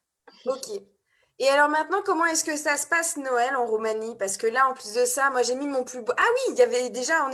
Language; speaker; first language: French; native; French